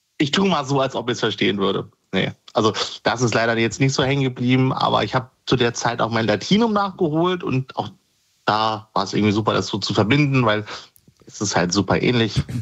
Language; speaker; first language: German; native; German